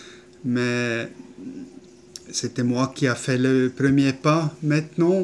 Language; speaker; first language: French; non-native, fluent; German